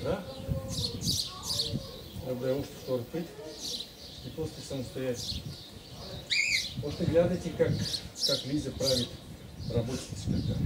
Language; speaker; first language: Bulgarian; non-native, learner; Russian